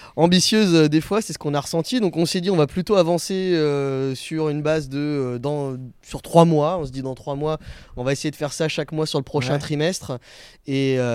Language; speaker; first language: French; native; French